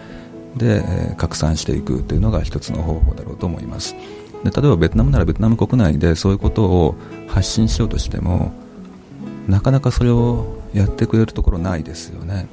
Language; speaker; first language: Japanese; native; Japanese